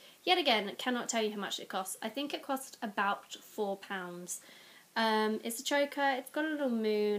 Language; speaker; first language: English; native; English